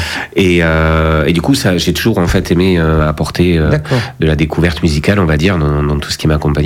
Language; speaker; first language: French; native; French